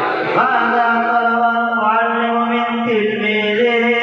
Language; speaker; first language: Arabic; non-native, fluent; Bangla